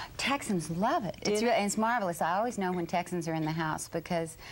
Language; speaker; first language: English; native; English